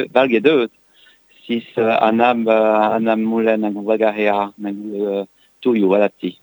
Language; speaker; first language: Estonian; non-native, learner; French